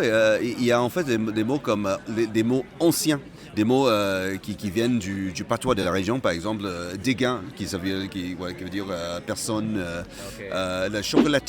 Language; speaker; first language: French; non-native, fluent; Malay